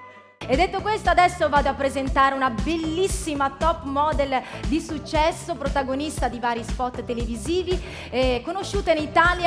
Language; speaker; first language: Italian; native; Italian